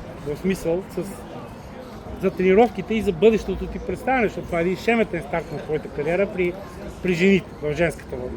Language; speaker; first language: Bulgarian; native; Bulgarian